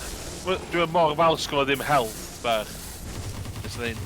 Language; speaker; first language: Welsh; native; Welsh